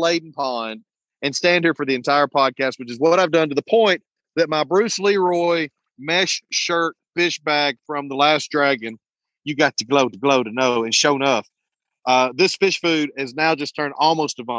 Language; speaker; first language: English; native; English